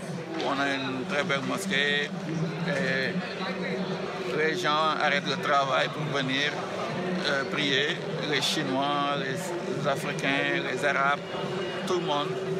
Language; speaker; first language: French; non-native, local second language; Wolof